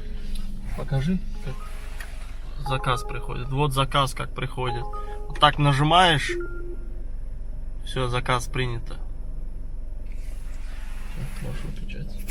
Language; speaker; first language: Russian; non-native, fluent; Turkmen